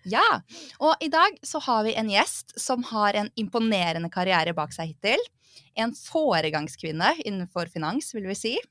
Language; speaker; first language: Norwegian; native; Norwegian